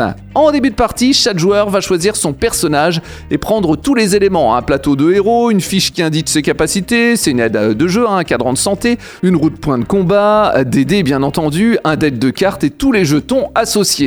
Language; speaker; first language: French; native; French